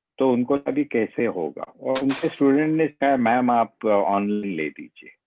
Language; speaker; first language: Hindi; non-native, local second language; Marathi